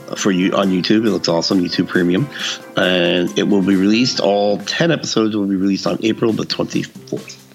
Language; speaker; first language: English; early bilingual, other home language; Filipino